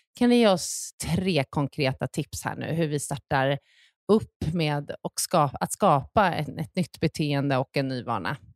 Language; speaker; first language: Swedish; native; Swedish